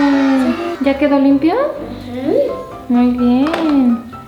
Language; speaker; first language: Spanish; native; Spanish